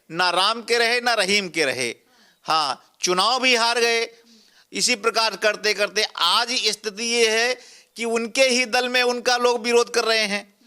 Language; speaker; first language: Hindi; native; Hindi